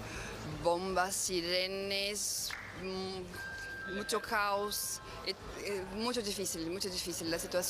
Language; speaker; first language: Spanish; non-native, fluent; Portuguese